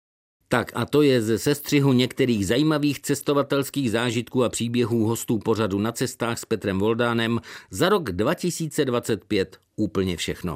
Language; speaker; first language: Czech; native; Czech